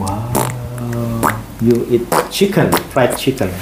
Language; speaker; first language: English; non-native, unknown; Indonesian